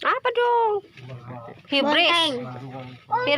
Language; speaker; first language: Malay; non-native, local second language; Sundanese